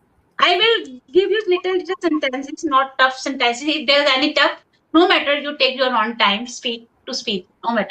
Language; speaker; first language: English; non-native, local second language; Hindi